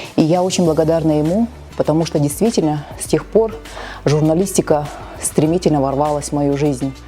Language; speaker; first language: Russian; native; Russian